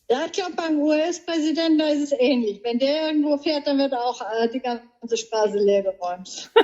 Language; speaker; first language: German; native; German